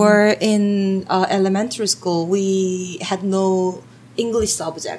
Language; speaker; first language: English; non-native, fluent; Korean